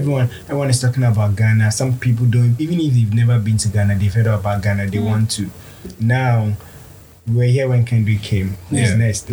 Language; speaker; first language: English; non-native, local second language; Akan